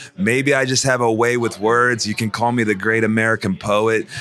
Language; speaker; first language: English; native; English